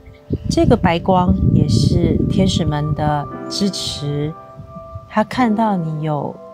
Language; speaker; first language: Chinese; native; Chinese